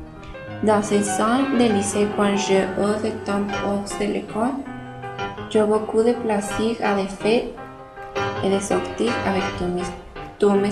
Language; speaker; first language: French; non-native, learner; Spanish